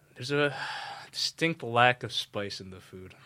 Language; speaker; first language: English; native; English